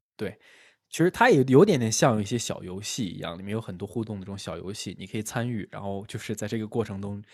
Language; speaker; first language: Chinese; native; Chinese